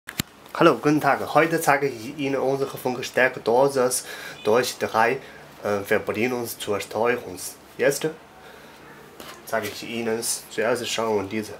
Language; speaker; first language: German; non-native, learner; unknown